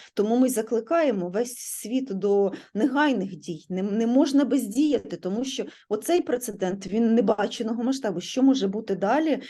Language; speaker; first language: Ukrainian; native; Ukrainian